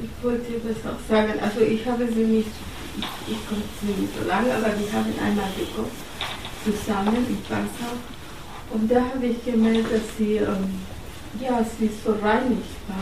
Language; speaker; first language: German; non-native, learner; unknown